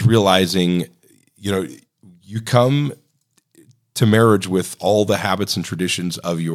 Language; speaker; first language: English; native; English